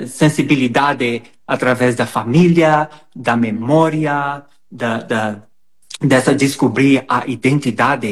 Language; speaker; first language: Spanish; non-native, learner; Portuguese